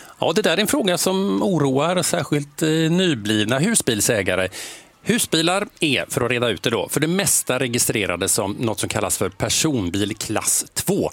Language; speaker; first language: Swedish; native; Swedish